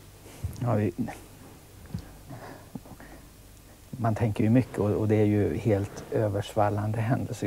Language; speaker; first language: Swedish; native; Swedish